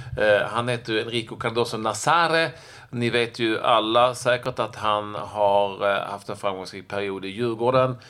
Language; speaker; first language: Swedish; native; Swedish